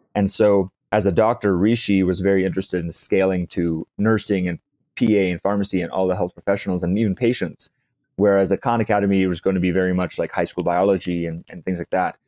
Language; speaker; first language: English; native; English